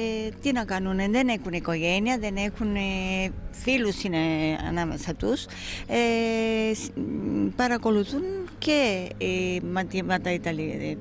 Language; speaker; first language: Greek; non-native, fluent; Italian